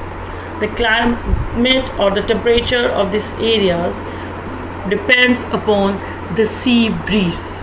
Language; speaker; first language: English; non-native, local second language; Urdu